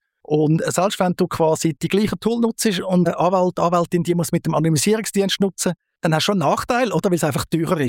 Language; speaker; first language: German; native; German